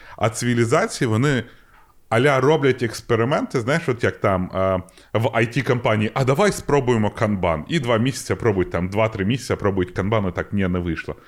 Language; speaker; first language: Ukrainian; non-native, local second language; Russian